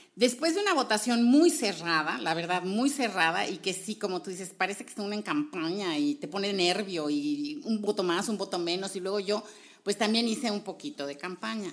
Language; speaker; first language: Spanish; native; Spanish